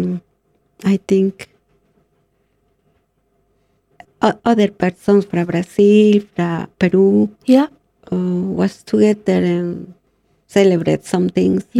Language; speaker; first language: English; non-native, learner; Spanish